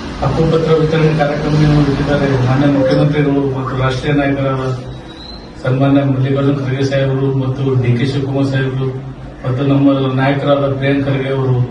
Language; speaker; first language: Kannada; non-native, local second language; Lambadi